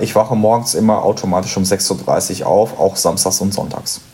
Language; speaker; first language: German; native; German